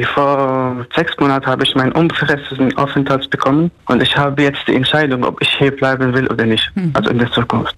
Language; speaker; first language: German; non-native, fluent; Arabic